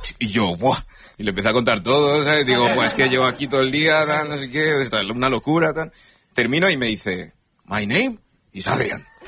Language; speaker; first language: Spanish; early bilingual, other home language; English